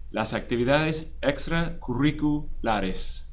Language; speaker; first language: Spanish; non-native, fluent; English